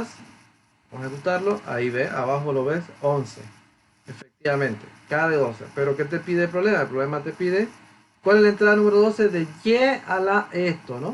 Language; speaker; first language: Spanish; native; Spanish